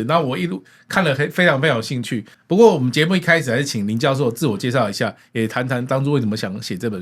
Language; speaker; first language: Chinese; native; Chinese